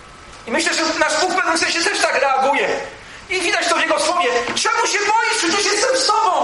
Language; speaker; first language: Polish; native; Polish